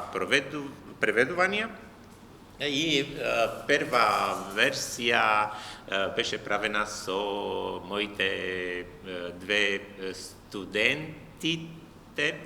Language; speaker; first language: Macedonian; non-native, learner; Romanian